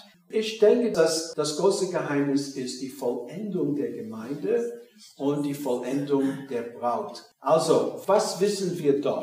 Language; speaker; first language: German; non-native, fluent; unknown